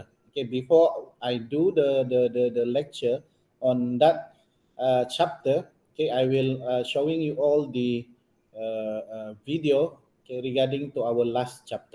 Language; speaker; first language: English; non-native, local second language; Malay